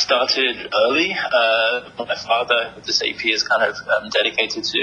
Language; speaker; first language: English; native; English